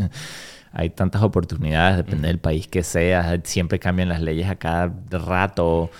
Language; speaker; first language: Spanish; native; Spanish